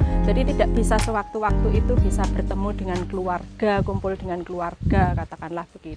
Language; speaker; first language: Indonesian; non-native, local second language; Javanese